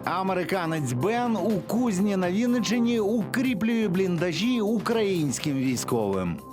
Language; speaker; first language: Ukrainian; native; Ukrainian